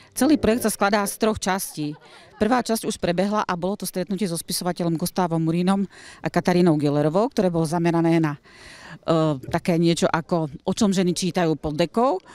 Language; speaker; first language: Slovak; native; Slovak